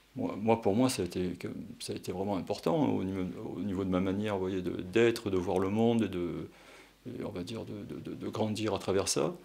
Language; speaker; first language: French; native; French